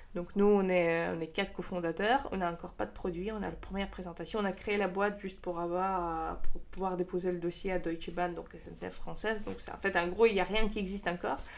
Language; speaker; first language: French; non-native, fluent; Russian